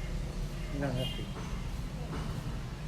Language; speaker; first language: Indonesian; non-native, learner; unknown